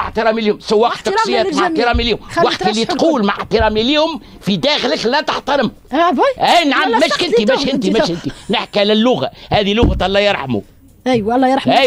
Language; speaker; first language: Arabic; native; Arabic